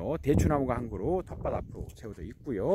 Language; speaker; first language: Korean; native; Korean